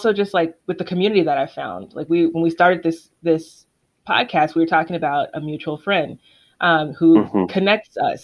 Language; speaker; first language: English; native; English